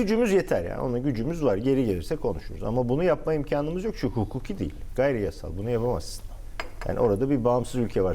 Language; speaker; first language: Turkish; native; Turkish